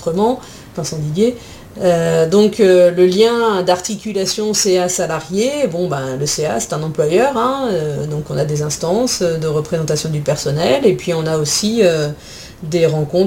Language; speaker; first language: French; native; French